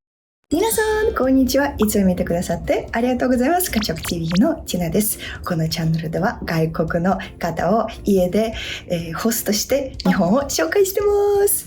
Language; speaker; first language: Japanese; non-native, fluent; Russian